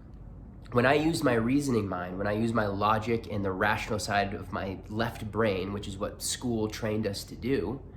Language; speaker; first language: English; native; English